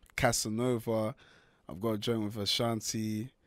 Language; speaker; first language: English; native; English